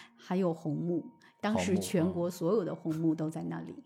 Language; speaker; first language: Chinese; native; Chinese